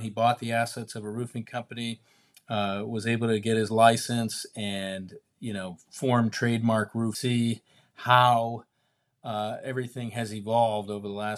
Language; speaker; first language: English; native; English